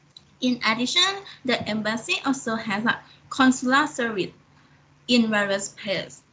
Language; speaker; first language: English; non-native, fluent; Thai